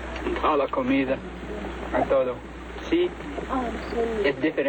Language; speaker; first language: Spanish; non-native, learner; English